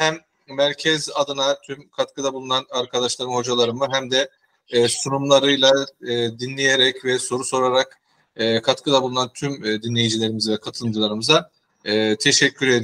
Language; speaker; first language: Turkish; native; Turkish